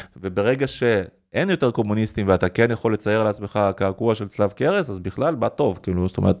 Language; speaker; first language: Hebrew; early bilingual, other home language; Russian